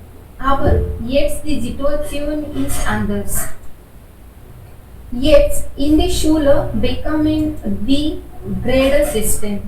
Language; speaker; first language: German; non-native, learner; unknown